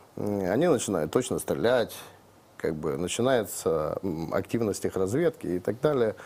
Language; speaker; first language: Russian; native; Russian